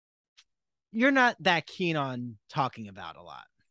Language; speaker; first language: English; native; English